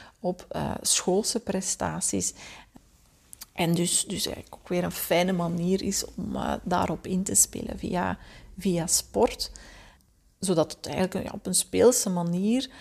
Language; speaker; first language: Dutch; native; Dutch